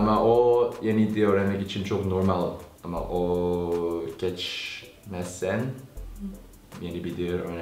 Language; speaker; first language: Turkish; non-native, learner; Korean